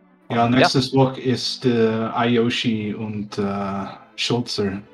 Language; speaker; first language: German; non-native, learner; English